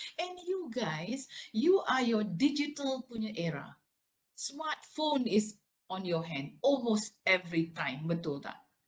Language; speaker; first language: English; non-native, local second language; Malay